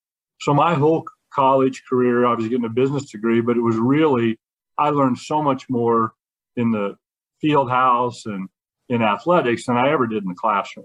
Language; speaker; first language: English; native; English